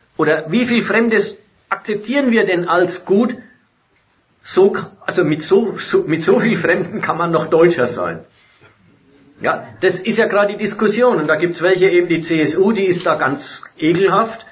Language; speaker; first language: German; native; German